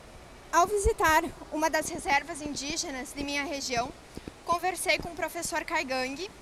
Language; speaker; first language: Portuguese; native; Portuguese